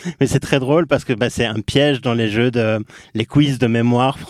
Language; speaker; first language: French; native; French